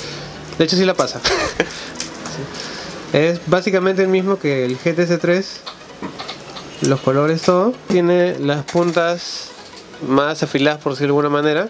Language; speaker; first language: Spanish; native; Spanish